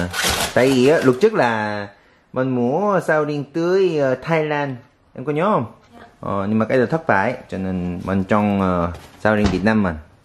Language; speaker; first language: Vietnamese; non-native, learner; Korean